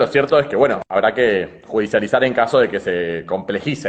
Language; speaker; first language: Spanish; native; Spanish